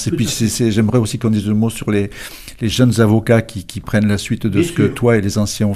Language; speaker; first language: French; native; French